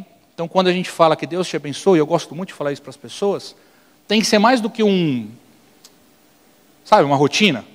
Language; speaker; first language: Portuguese; native; Portuguese